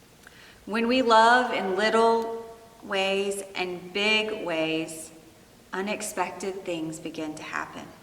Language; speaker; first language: English; native; English